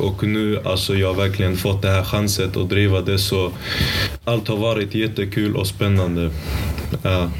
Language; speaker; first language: Swedish; early bilingual, other home language; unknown